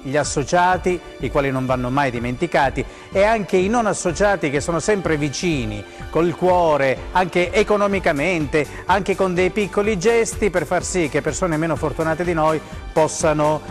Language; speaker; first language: Italian; native; Italian